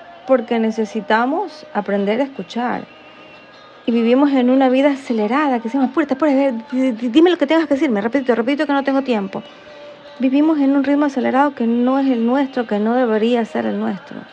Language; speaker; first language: Spanish; native; Spanish